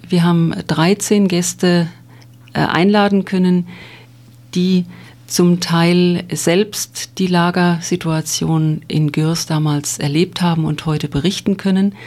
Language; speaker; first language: German; native; German